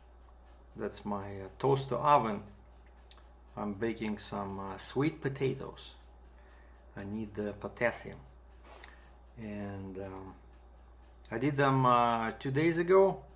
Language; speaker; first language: English; non-native, fluent; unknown